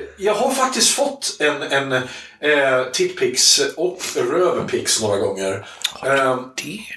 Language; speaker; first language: Swedish; native; Swedish